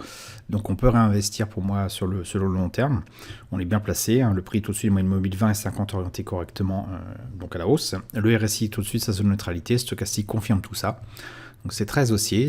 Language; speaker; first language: French; native; French